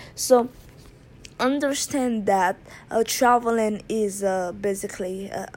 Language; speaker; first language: English; non-native, fluent; Haitian Creole